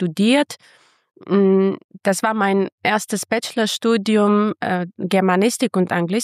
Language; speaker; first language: German; non-native, fluent; Armenian